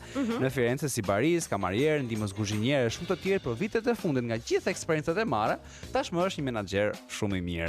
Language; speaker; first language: Albanian; native; Albanian